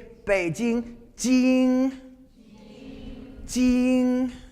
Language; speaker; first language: Chinese; non-native, fluent; English